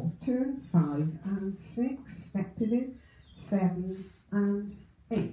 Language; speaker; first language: English; native; English